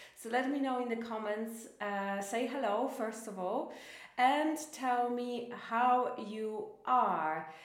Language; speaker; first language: English; non-native, fluent; Polish